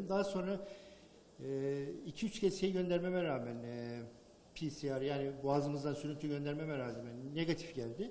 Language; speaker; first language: Turkish; non-native, fluent; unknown